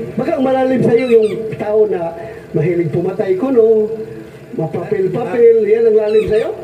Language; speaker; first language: Filipino; non-native, local second language; Cebuano